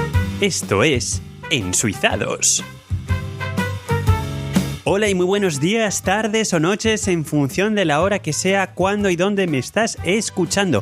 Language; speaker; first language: Spanish; native; Spanish